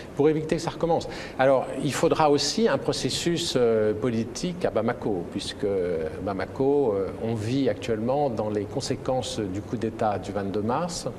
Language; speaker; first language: French; native; French